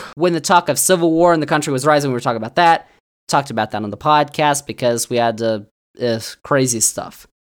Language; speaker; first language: English; native; English